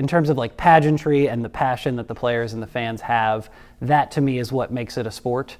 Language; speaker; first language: English; native; English